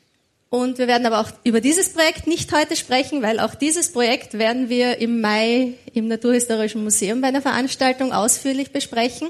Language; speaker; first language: German; native; German